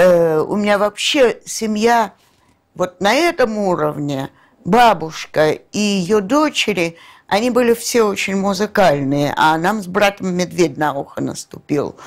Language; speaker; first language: Russian; native; Russian